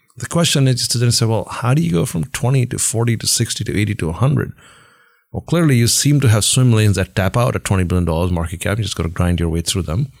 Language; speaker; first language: English; non-native, local second language; Hindi